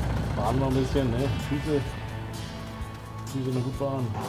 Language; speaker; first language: German; native; German